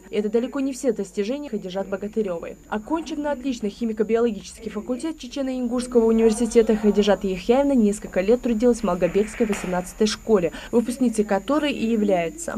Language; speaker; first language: Russian; native; Russian